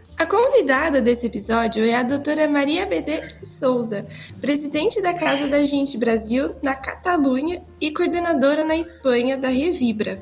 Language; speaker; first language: Portuguese; native; Portuguese